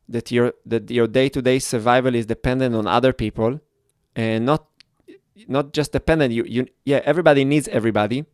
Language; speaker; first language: English; non-native, fluent; Hebrew